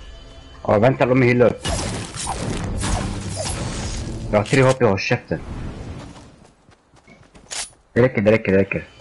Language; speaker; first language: Swedish; early bilingual, other home language; Turkish